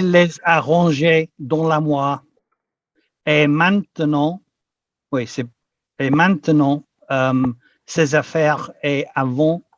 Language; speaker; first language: French; non-native, fluent; English